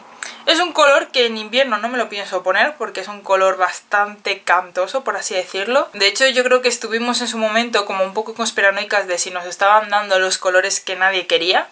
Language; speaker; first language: Spanish; native; Spanish